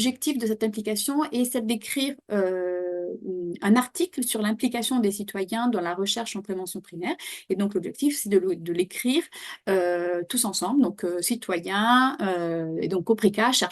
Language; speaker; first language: French; native; French